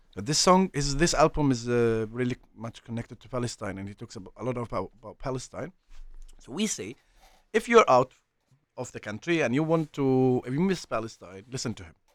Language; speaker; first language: English; non-native, fluent; Arabic